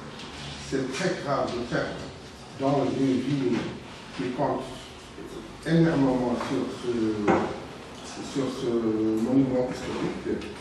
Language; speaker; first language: French; non-native, local second language; Arabic